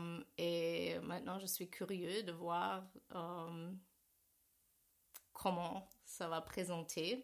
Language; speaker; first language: French; non-native, learner; German